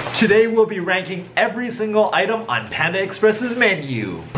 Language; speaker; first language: English; native; English